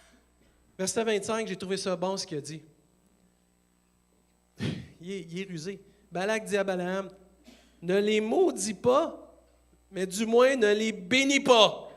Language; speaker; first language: French; native; French